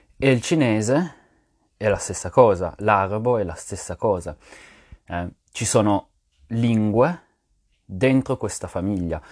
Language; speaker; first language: Italian; non-native, fluent; French